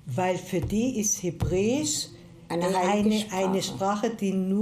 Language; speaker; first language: German; early bilingual, heritage; German